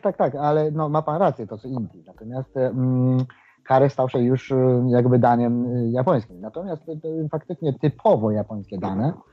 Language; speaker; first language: Polish; non-native, fluent; Japanese